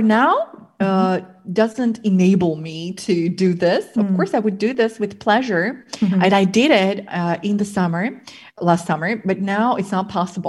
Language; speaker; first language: English; non-native, fluent; Russian